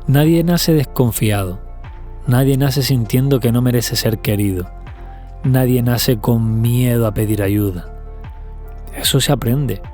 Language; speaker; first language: Spanish; native; Spanish